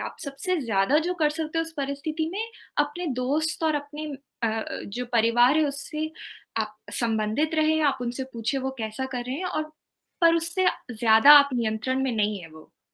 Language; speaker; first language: Hindi; native; Hindi